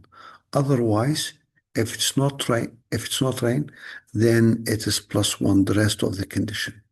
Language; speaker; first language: English; non-native, fluent; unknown